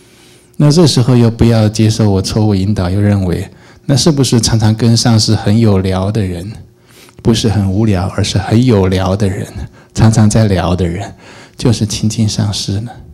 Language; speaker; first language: Chinese; native; Chinese